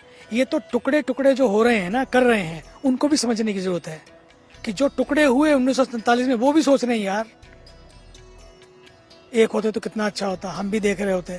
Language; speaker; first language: Hindi; native; Hindi